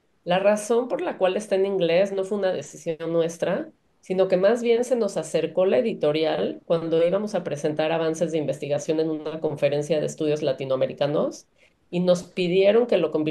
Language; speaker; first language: Spanish; native; Spanish